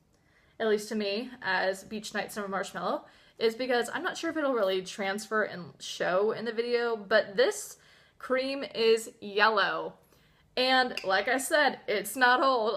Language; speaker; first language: English; native; English